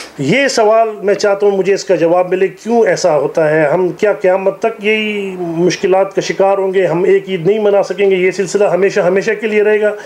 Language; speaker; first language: Urdu; native; Urdu